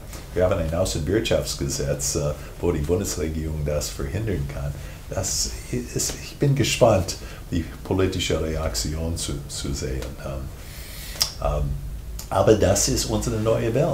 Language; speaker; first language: German; non-native, fluent; English